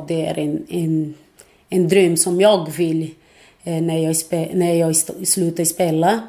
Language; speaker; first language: Swedish; non-native, fluent; Portuguese